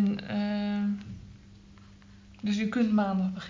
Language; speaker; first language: Dutch; native; Dutch